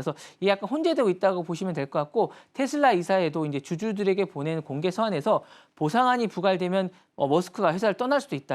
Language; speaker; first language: Korean; native; Korean